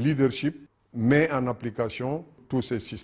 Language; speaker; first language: French; non-native, local second language; Wolof